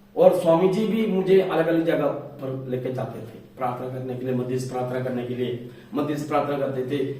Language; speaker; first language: Hindi; non-native, local second language; Malayalam